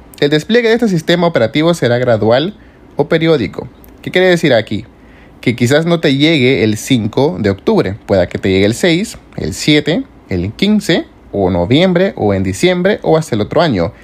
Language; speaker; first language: Spanish; native; Spanish